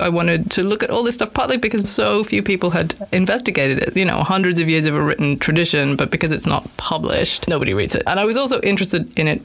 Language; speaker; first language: English; native; English